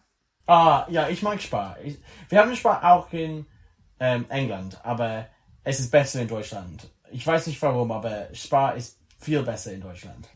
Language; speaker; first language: German; non-native, learner; English